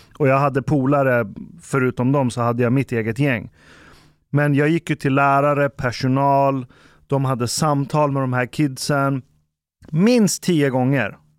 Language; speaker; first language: Swedish; early bilingual, other home language; Persian